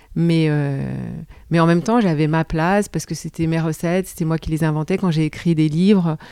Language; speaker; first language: French; native; French